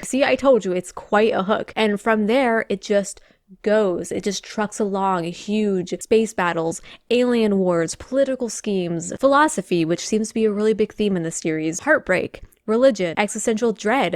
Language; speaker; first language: English; native; English